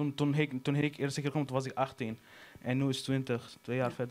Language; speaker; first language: Dutch; non-native, learner; Arabic